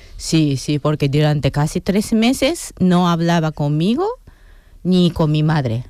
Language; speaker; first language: Spanish; non-native, fluent; Japanese